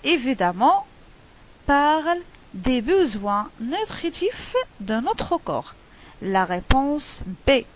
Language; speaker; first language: French; non-native, local second language; Arabic